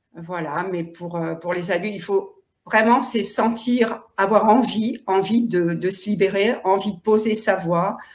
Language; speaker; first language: French; native; French